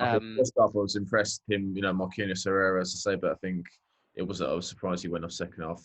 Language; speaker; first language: English; native; English